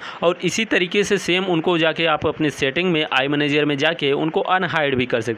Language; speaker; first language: Hindi; native; Hindi